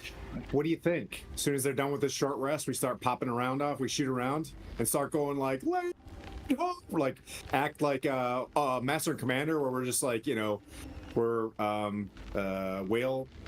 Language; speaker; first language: English; native; English